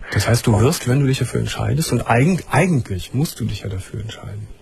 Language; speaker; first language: German; native; German